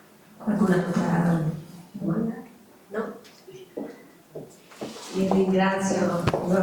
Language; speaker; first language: Italian; non-native, learner; Spanish